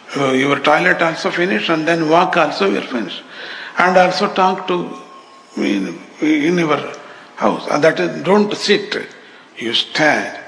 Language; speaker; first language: English; non-native, local second language; Telugu